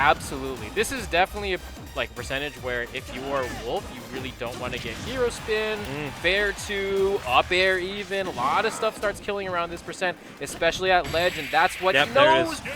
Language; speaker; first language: English; native; English